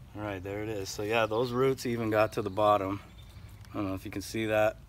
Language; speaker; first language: English; native; English